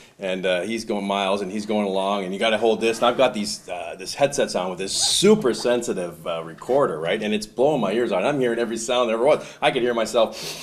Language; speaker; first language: English; native; English